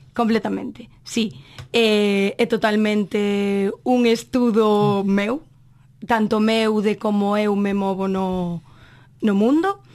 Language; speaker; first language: Galician; native; Galician